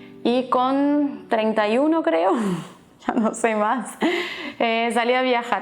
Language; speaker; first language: Spanish; non-native, fluent; Portuguese